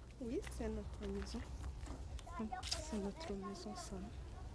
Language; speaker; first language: French; non-native, learner; Kinyarwanda